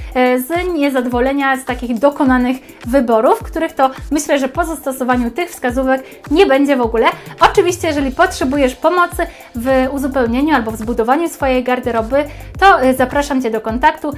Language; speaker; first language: Polish; native; Polish